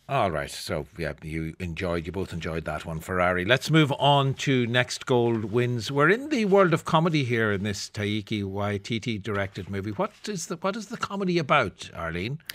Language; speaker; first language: English; native; English